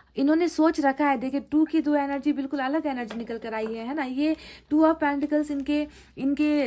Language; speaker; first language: Hindi; native; Hindi